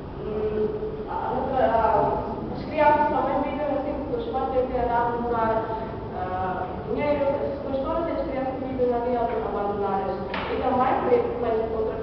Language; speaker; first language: Portuguese; non-native, learner; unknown